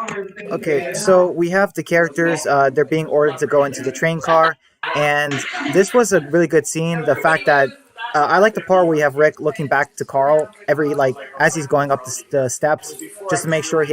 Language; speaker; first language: English; native; English